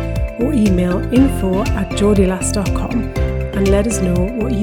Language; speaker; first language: English; native; English